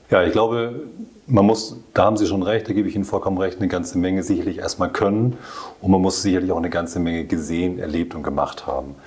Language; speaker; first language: German; native; German